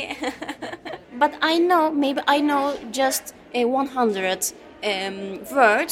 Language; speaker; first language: English; non-native, learner; Turkish